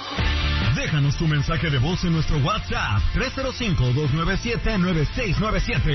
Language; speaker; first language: Spanish; native; Spanish